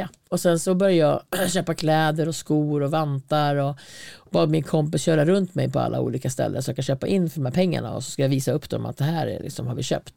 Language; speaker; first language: Swedish; native; Swedish